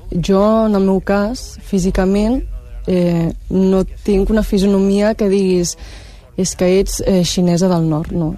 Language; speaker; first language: Catalan; native; Catalan